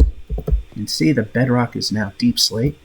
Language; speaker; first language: English; native; English